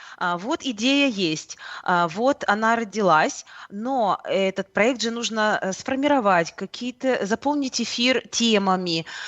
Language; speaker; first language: Russian; native; Russian